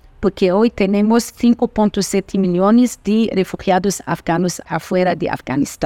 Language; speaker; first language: Spanish; non-native, fluent; Portuguese